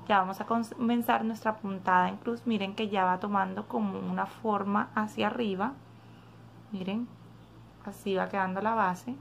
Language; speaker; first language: Spanish; native; Spanish